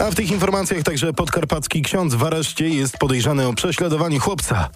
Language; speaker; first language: Polish; native; Polish